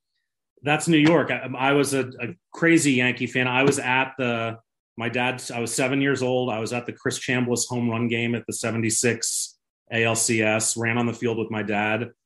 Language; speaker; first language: English; native; English